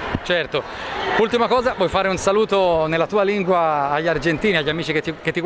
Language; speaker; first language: Italian; native; Italian